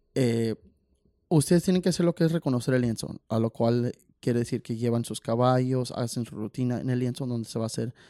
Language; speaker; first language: Spanish; early bilingual, heritage; Spanish